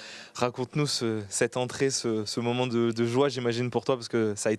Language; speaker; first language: French; native; French